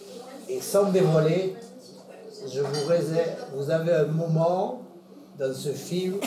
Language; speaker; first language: French; native; French